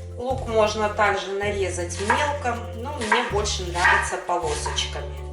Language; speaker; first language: Russian; native; Russian